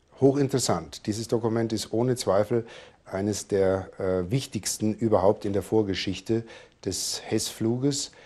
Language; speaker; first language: German; native; German